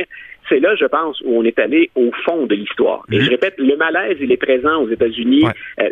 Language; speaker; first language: French; native; French